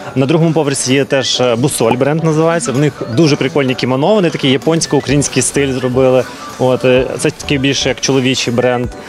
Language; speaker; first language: Ukrainian; non-native, local second language; Russian